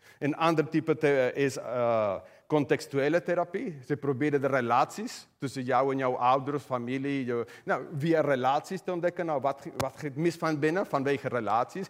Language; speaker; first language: Dutch; non-native, fluent; Spanish